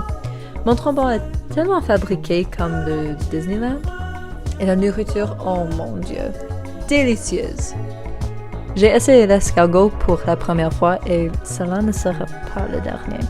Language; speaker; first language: French; non-native, learner; English